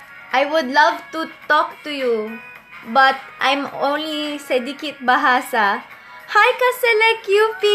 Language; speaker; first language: English; non-native, local second language; Filipino